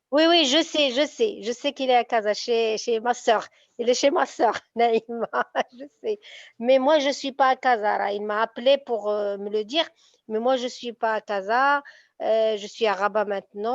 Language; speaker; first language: French; non-native, local second language; Arabic